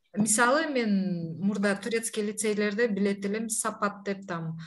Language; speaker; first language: Russian; non-native, local second language; Kyrgyz